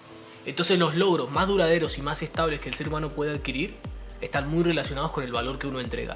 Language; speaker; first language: Spanish; native; Spanish